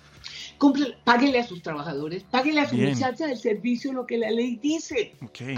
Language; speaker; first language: Spanish; native; Spanish